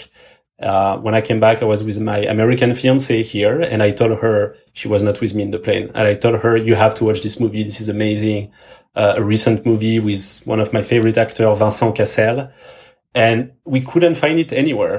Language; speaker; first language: English; non-native, fluent; French